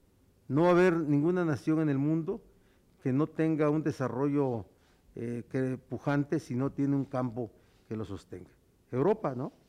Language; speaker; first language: Spanish; native; Spanish